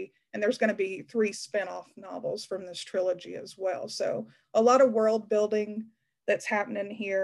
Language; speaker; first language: English; native; English